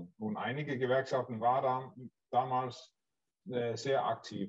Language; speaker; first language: German; non-native, learner; Danish